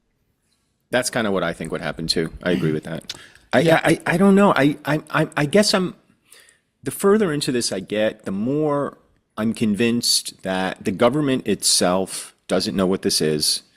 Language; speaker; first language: English; native; English